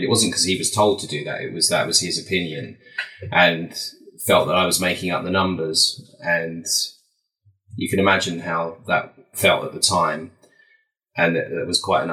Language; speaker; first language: English; native; English